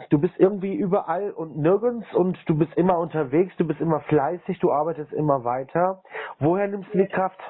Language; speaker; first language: German; native; German